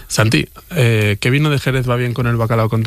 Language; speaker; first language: Spanish; native; Spanish